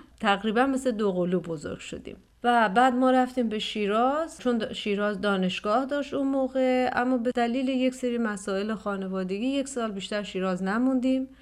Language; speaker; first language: Persian; native; Persian